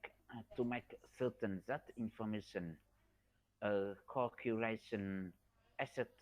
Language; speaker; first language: English; non-native, learner; Vietnamese